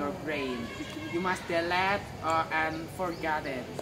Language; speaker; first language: English; non-native, learner; Indonesian